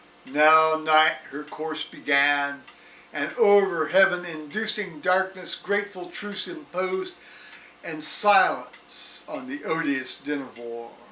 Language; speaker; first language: English; native; English